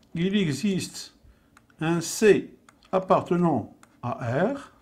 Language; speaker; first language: French; non-native, local second language; Arabic